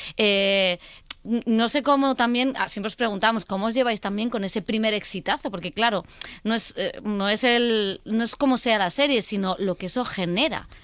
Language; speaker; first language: Spanish; native; Spanish